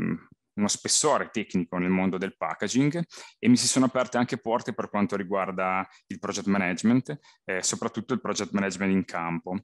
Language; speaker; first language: Italian; native; Italian